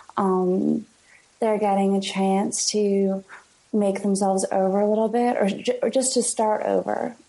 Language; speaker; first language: English; native; English